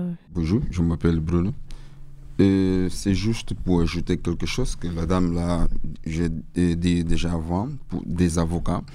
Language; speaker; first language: French; non-native, learner; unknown